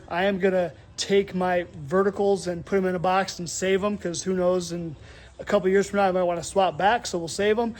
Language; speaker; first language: English; native; English